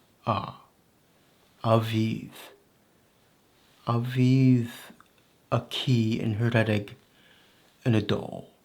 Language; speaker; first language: Welsh; non-native, local second language; English